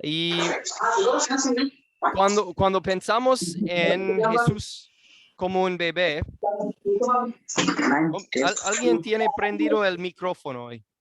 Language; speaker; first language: Spanish; non-native, fluent; English